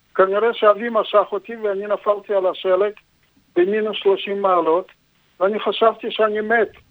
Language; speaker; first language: Hebrew; non-native, fluent; Yiddish